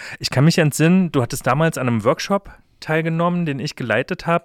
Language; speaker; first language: German; native; German